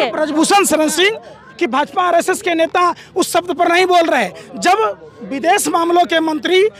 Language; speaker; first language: Hindi; native; Hindi